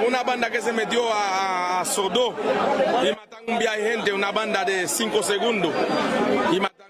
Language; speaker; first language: Spanish; non-native, learner; Haitian Creole